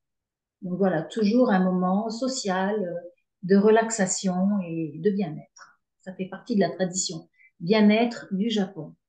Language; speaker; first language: French; native; French